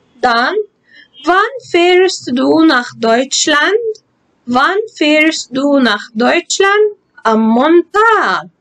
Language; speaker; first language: German; non-native, fluent; Arabic